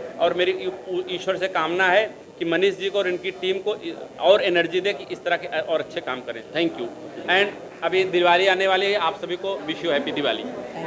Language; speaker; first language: Hindi; native; Hindi